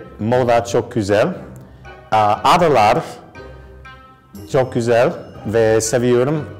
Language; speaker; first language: Turkish; non-native, learner; English